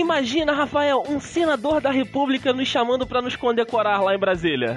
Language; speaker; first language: Portuguese; native; Portuguese